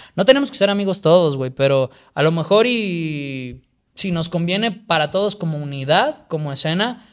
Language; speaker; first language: Spanish; native; Spanish